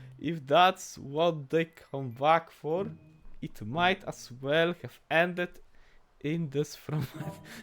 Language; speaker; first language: English; non-native, learner; Polish